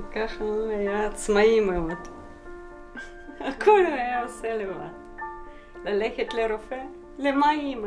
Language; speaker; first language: Hebrew; non-native, fluent; Russian